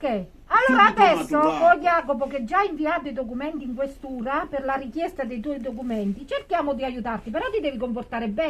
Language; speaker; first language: Italian; native; Italian